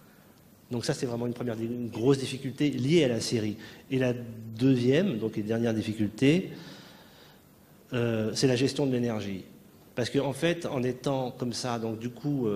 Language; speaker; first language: French; native; French